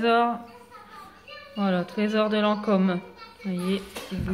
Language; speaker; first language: French; native; French